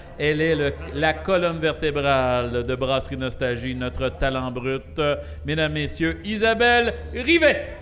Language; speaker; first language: French; native; French